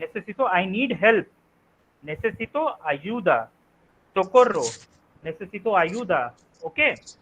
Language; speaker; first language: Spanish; non-native, fluent; Hindi